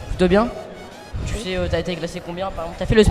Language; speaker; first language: French; native; French